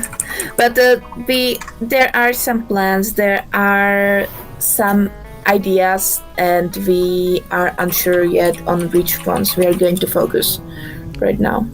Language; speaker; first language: English; non-native, fluent; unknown